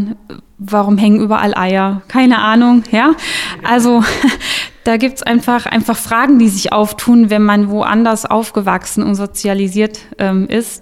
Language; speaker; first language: German; native; German